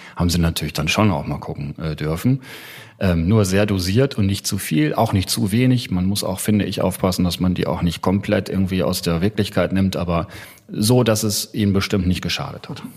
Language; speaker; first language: German; native; German